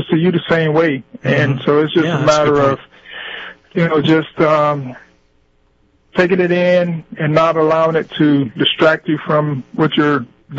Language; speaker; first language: English; native; English